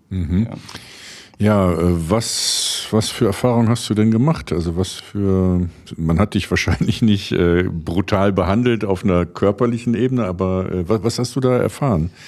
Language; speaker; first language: German; native; German